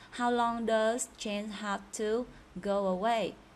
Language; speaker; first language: English; non-native, fluent; Vietnamese